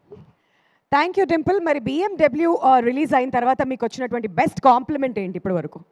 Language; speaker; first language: Telugu; native; Telugu